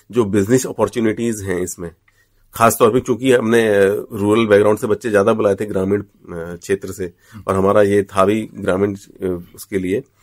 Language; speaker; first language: Hindi; native; Hindi